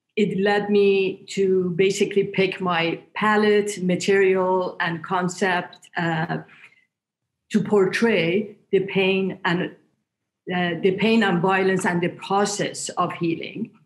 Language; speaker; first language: English; non-native, fluent; Persian